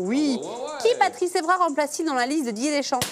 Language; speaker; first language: French; native; French